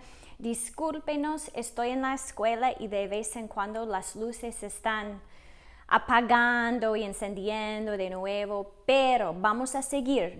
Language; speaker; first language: Spanish; non-native, fluent; English